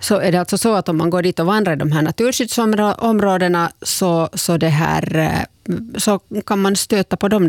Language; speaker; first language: Swedish; native; Swedish